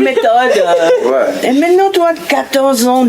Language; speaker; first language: French; non-native, fluent; Spanish